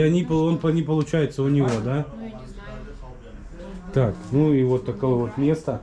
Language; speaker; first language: Russian; native; Russian